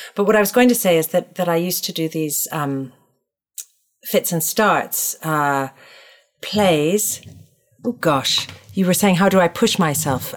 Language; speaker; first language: English; native; English